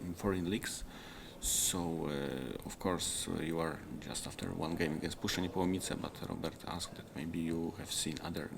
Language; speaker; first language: English; non-native, fluent; Polish